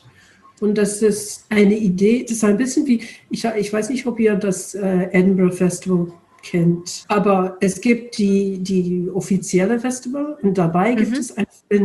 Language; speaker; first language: German; non-native, fluent; English